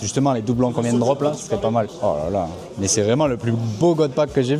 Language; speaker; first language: French; native; French